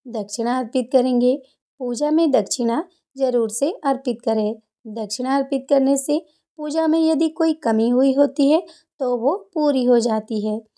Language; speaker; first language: Hindi; native; Hindi